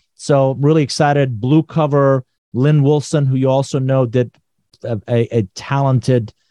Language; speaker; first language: English; non-native, fluent; Persian